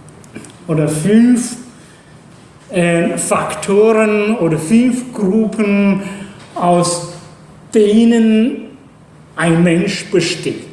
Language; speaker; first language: German; non-native, fluent; Chinese